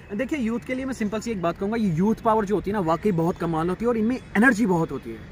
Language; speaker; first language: Hindi; native; Hindi